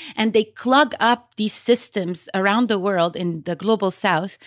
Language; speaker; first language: English; early bilingual, other home language; Arabic